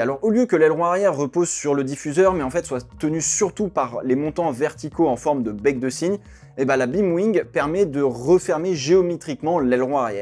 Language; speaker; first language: French; native; French